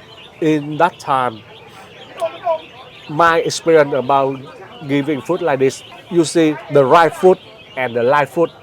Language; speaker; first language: English; non-native, learner; Vietnamese